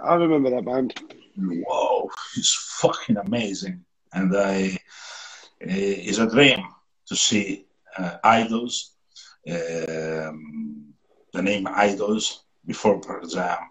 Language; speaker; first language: English; non-native, learner; Italian